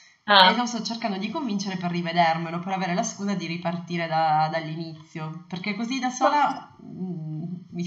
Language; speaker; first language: Italian; native; Italian